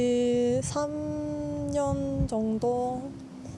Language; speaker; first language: Korean; non-native, learner; Slovak